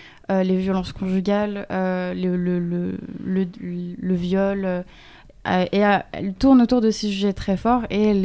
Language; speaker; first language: French; native; French